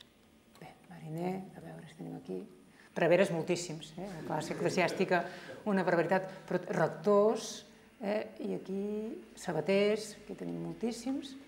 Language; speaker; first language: Catalan; native; Catalan